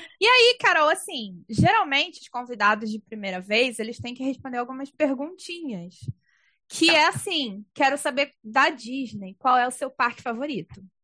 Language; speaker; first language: Portuguese; native; Portuguese